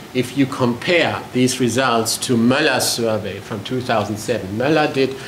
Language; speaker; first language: English; non-native, fluent; German